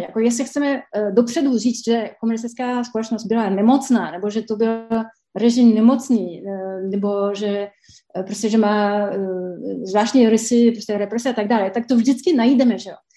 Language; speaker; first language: Czech; non-native, fluent; French